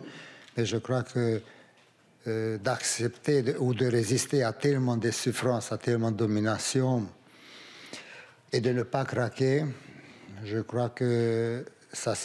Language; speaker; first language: French; non-native, fluent; Romanian